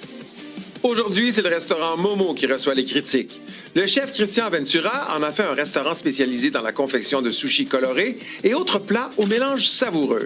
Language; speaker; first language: French; native; French